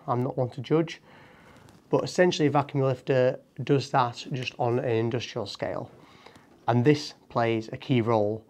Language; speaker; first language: English; native; English